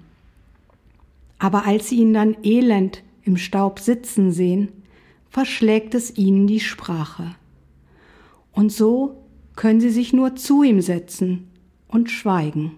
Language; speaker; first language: German; native; German